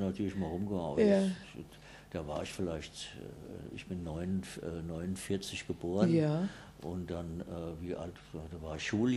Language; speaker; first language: German; native; German